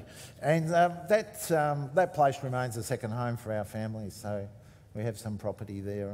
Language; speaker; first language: English; native; English